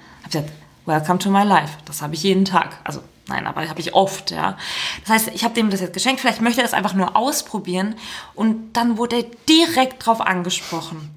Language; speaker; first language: German; early bilingual, other home language; Turkish